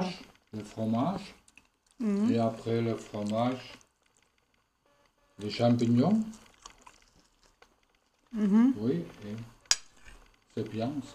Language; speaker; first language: French; non-native, learner; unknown